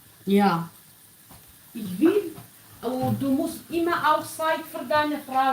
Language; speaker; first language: German; non-native, learner; Kurdish